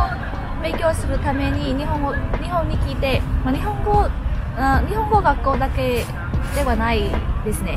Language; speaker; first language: Japanese; non-native, learner; Vietnamese